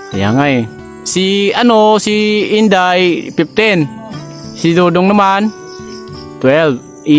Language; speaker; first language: Filipino; non-native, local second language; Cebuano